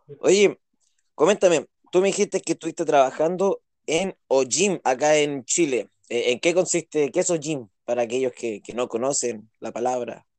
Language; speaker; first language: Spanish; native; Spanish